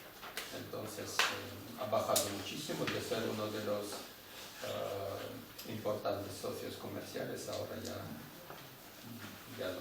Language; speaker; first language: Spanish; non-native, fluent; Russian